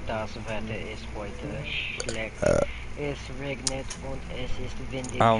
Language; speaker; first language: German; non-native, learner; English